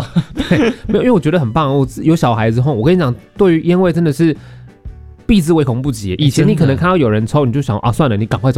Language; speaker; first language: Chinese; native; Chinese